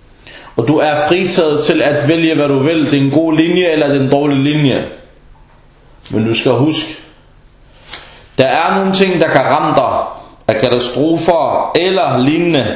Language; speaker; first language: Danish; non-native, fluent; Arabic